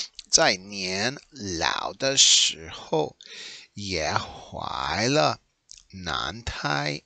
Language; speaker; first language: Chinese; non-native, learner; English